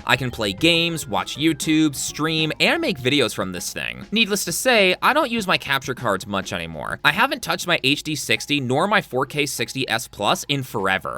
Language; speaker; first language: English; native; English